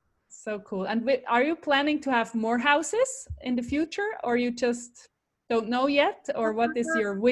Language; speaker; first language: English; non-native, fluent; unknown